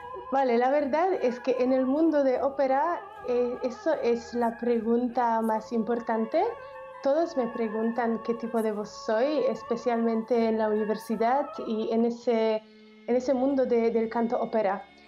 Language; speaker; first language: Spanish; non-native, fluent; Polish